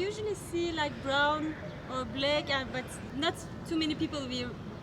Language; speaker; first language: English; non-native, learner; Turkish